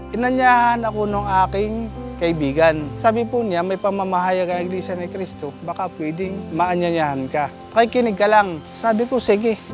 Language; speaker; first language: Filipino; native; Filipino